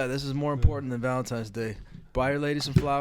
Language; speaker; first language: English; native; English